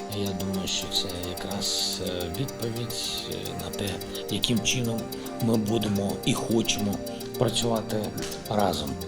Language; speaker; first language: Ukrainian; non-native, local second language; Russian